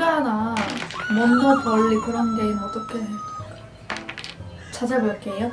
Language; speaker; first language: Korean; non-native, fluent; Portuguese